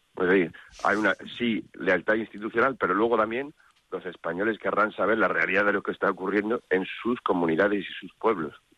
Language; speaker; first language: Spanish; non-native, fluent; English